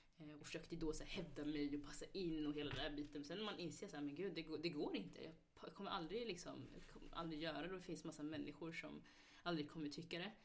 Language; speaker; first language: Swedish; early bilingual, other home language; Somali